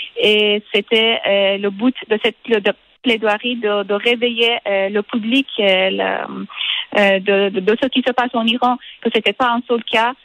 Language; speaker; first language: French; non-native, fluent; Persian